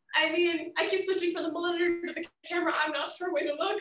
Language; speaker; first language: English; native; English